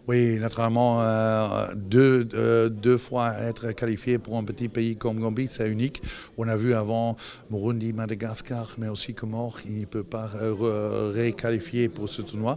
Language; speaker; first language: French; non-native, local second language; Dutch